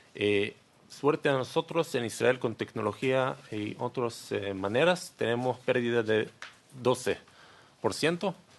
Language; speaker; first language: Spanish; non-native, learner; Hebrew